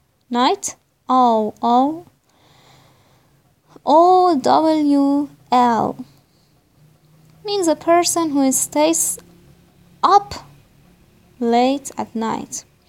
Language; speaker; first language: English; non-native, fluent; Persian